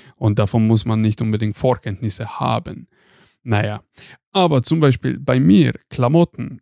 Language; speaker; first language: German; non-native, fluent; Hungarian